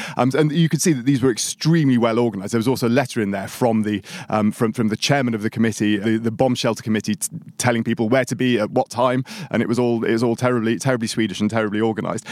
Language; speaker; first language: English; native; English